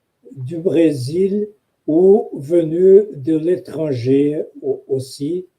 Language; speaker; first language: French; non-native, fluent; Portuguese